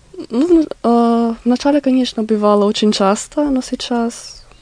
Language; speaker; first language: Russian; non-native, fluent; Macedonian